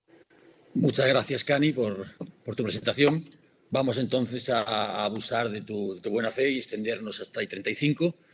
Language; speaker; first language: Spanish; native; Spanish